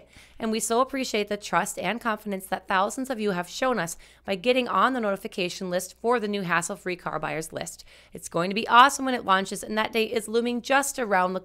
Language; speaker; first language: English; native; English